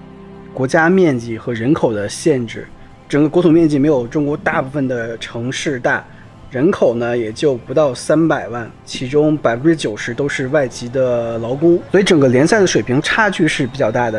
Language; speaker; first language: Chinese; native; Chinese